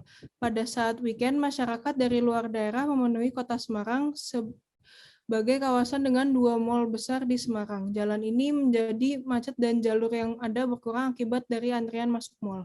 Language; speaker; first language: Indonesian; native; Indonesian